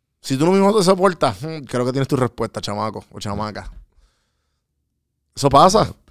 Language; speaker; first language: Spanish; native; Spanish